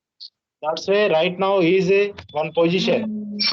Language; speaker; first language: English; non-native, learner; Telugu